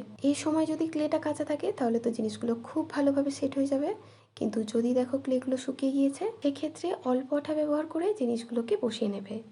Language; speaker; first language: Bangla; native; Bangla